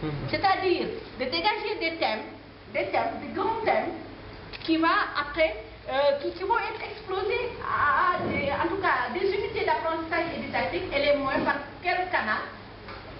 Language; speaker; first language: French; non-native, local second language; Wolof